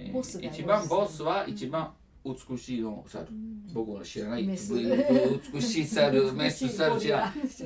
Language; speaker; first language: Japanese; non-native, learner; Italian